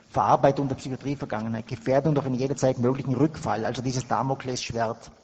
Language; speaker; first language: German; native; German